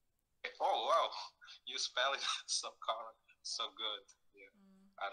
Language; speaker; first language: English; non-native, fluent; Indonesian